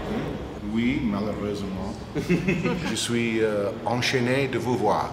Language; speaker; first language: French; non-native, learner; English